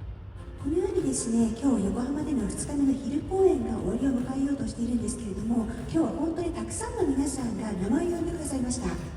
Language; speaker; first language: Japanese; native; Japanese